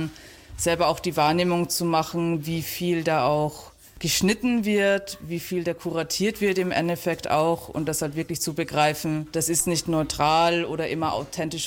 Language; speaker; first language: German; native; German